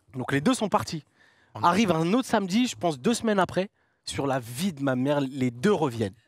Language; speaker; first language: French; native; French